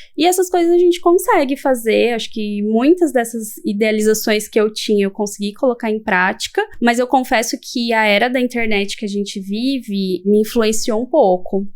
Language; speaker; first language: Portuguese; native; Portuguese